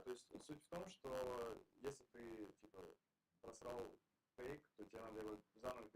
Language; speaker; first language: Russian; native; Russian